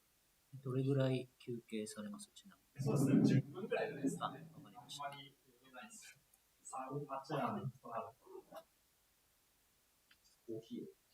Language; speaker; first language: Japanese; native; Japanese